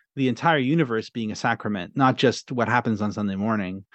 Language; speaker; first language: English; native; English